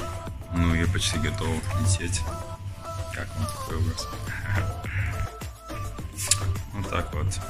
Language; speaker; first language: Russian; non-native, learner; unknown